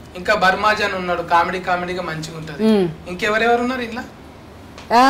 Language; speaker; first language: Telugu; native; Telugu